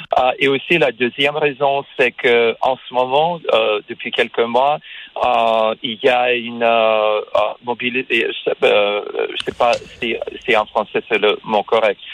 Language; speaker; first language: French; non-native, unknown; Russian